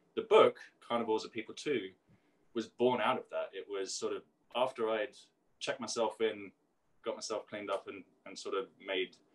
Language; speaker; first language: English; native; English